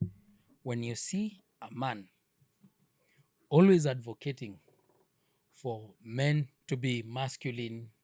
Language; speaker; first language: English; non-native, local second language; Swahili